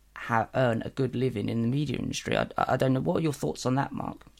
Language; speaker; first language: English; native; English